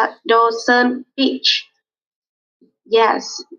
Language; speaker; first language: English; non-native, learner; Vietnamese